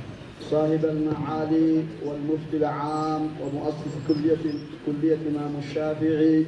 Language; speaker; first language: Arabic; non-native, fluent; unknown